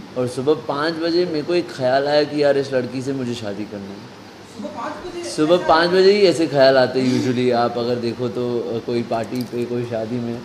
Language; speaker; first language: Hindi; native; Hindi